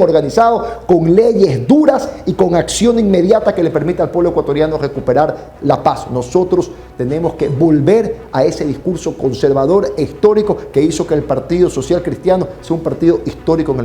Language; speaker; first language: Spanish; native; Spanish